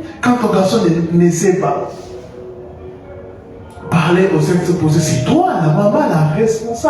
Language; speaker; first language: French; non-native, local second language; Lingala